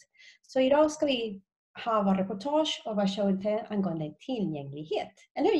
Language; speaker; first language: Swedish; non-native, fluent; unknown